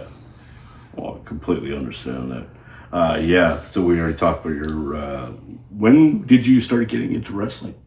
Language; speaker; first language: English; native; English